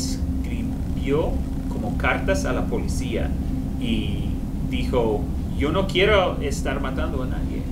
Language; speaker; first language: Spanish; non-native, fluent; English